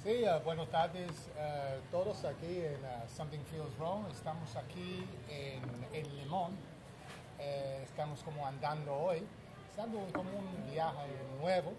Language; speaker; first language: Spanish; non-native, learner; English